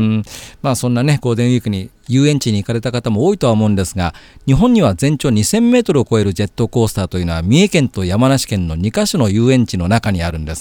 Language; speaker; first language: Japanese; native; Japanese